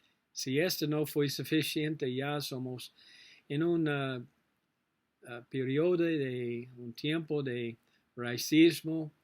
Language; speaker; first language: Spanish; non-native, learner; English